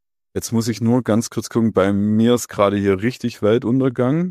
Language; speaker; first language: German; native; German